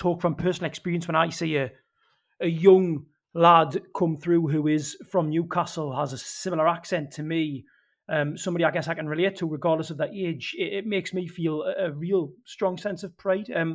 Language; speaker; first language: English; native; English